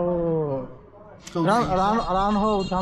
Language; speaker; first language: Chinese; non-native, fluent; Bangla